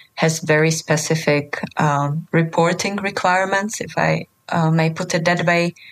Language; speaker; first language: English; non-native, fluent; Czech